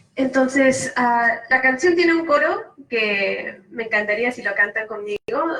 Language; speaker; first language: Spanish; early bilingual, other home language; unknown